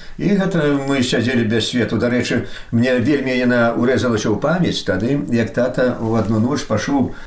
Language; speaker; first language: Belarusian; native; Belarusian